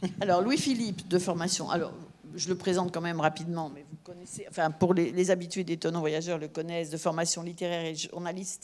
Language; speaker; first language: French; native; French